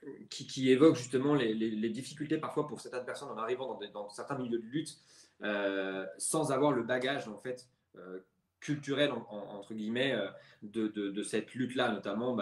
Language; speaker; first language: French; native; French